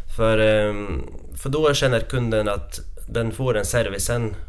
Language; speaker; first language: Swedish; non-native, fluent; Latvian